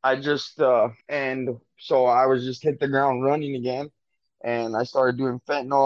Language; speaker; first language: English; native; English